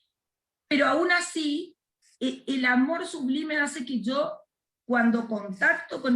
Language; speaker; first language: Spanish; native; Spanish